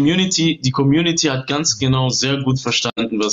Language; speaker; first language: German; native; German